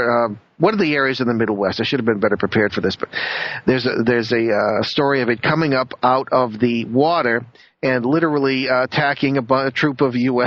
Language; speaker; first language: English; native; English